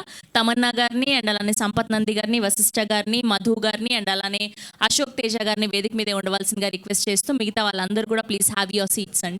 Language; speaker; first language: Telugu; native; Telugu